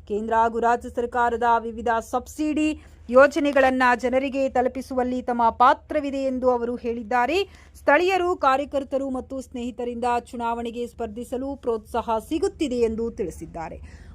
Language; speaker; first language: Kannada; native; Kannada